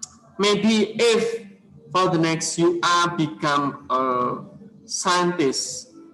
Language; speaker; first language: English; non-native, learner; Indonesian